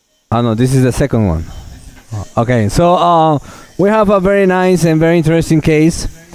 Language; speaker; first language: English; non-native, fluent; Spanish